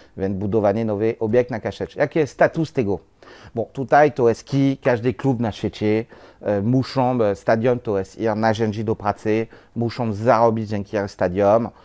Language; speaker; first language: Polish; non-native, learner; French